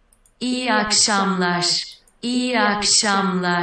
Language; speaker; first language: Turkish; non-native, learner; French